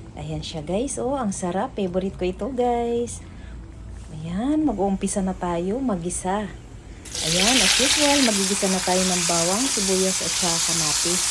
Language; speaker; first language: Filipino; non-native, local second language; Waray